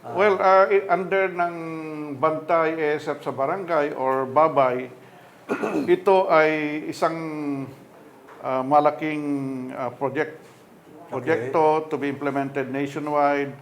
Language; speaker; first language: Filipino; non-native, local second language; Iloko